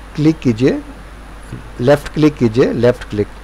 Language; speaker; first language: Hindi; non-native, local second language; Gujarati